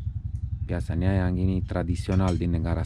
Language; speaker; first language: Indonesian; non-native, learner; Romanian